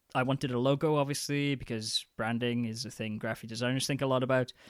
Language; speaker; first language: English; native; English